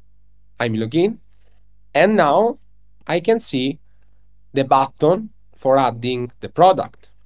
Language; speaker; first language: English; non-native, learner; Italian